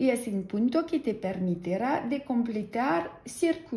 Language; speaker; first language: Spanish; non-native, learner; French